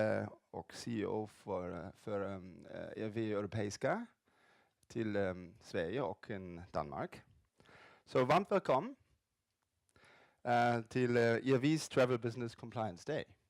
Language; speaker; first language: Swedish; non-native, fluent; German